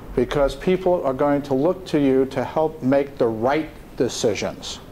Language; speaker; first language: English; native; English